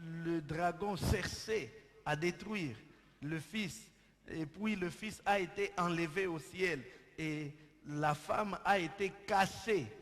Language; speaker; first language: French; non-native, local second language; Lingala